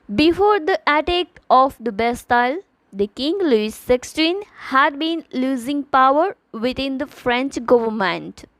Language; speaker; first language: English; non-native, local second language; Gujarati